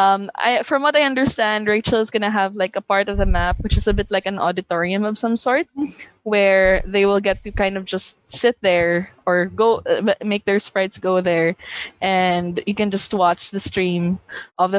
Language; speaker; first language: English; non-native, local second language; Hiligaynon